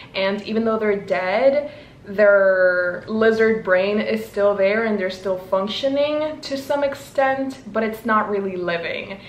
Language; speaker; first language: English; non-native, fluent; Spanish